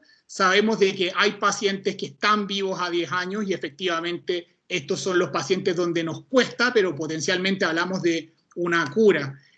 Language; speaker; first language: Spanish; native; Spanish